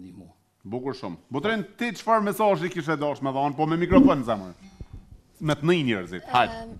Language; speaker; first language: Albanian; native; Albanian